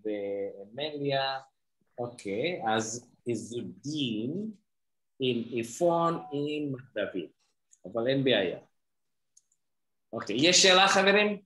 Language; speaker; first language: Hebrew; non-native, fluent; Indonesian